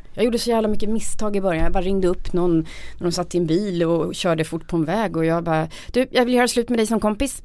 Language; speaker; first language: Swedish; native; Swedish